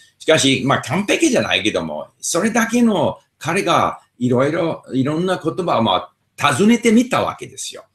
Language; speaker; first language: Japanese; non-native, fluent; English